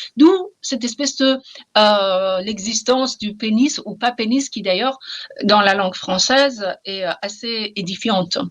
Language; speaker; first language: French; non-native, fluent; Persian